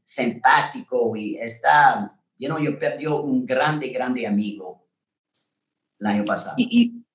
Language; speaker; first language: Spanish; non-native, learner; French